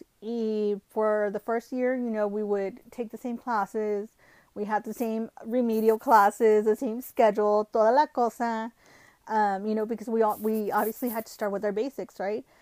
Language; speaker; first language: English; early bilingual, other home language; Spanish